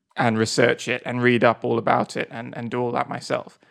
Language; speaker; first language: English; native; English